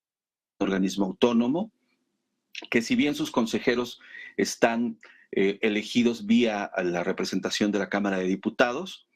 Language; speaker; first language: Spanish; native; Spanish